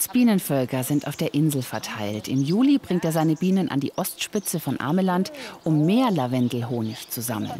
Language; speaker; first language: German; native; German